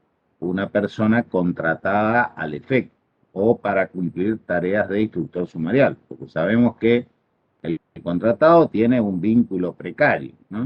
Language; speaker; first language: Spanish; native; Spanish